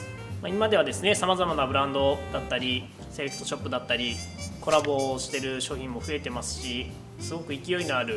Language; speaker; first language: Japanese; native; Japanese